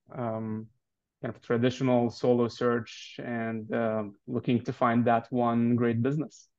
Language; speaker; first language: English; non-native, fluent; Arabic